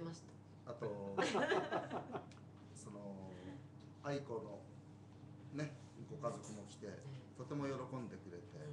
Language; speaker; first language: Japanese; native; Japanese